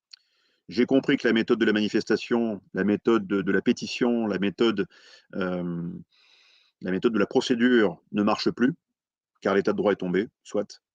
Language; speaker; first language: French; native; French